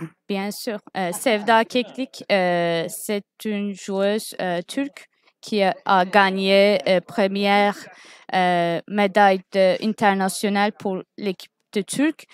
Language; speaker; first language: French; non-native, learner; Turkish